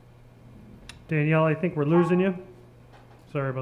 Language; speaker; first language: English; native; English